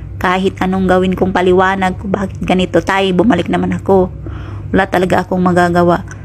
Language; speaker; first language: Filipino; non-native, local second language; Cebuano